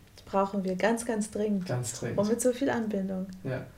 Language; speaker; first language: German; non-native, fluent; Portuguese